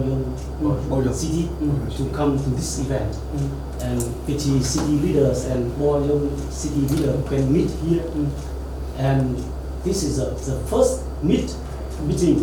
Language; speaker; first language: English; non-native, learner; Vietnamese